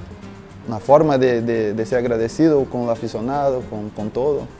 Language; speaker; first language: Spanish; non-native, learner; Portuguese